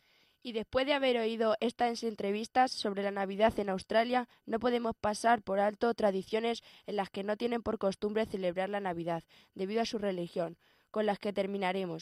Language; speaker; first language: Spanish; native; Spanish